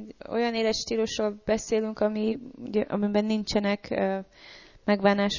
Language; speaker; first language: Hungarian; native; Hungarian